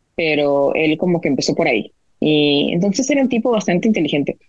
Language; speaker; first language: Spanish; native; Spanish